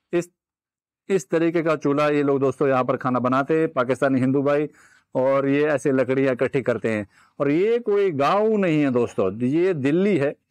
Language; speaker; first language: Hindi; native; Hindi